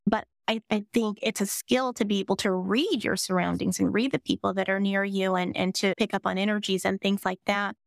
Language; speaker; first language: English; native; English